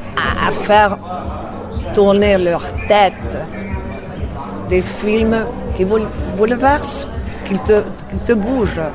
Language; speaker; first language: French; non-native, fluent; Spanish